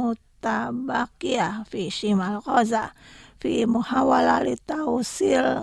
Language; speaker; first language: Arabic; non-native, fluent; Indonesian